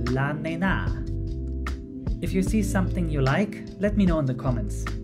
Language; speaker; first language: English; non-native, fluent; Dutch